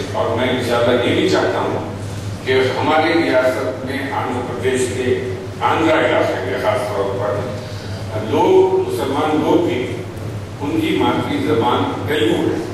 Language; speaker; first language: Urdu; native; Urdu